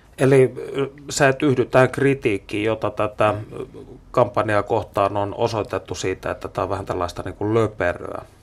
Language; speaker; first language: Finnish; native; Finnish